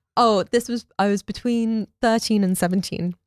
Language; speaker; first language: English; native; English